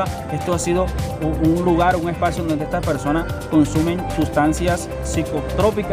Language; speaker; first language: Spanish; native; Spanish